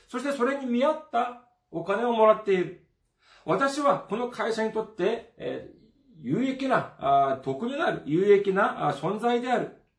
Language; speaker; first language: Japanese; non-native, fluent; Korean